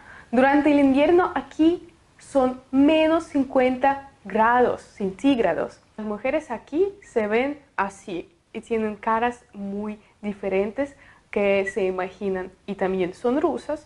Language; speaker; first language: Spanish; non-native, fluent; Russian